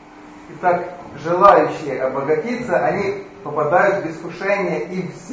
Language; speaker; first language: Polish; non-native, learner; Russian